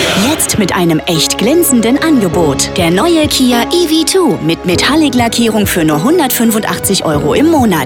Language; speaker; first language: German; native; German